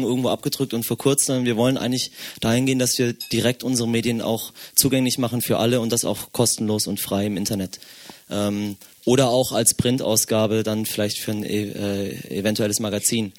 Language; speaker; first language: German; native; German